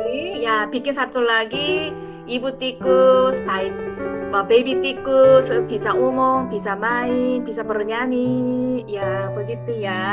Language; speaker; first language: Indonesian; non-native, learner; Korean